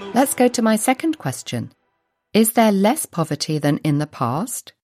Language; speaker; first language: English; native; English